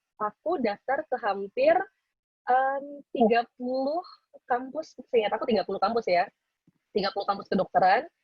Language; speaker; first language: Indonesian; native; Indonesian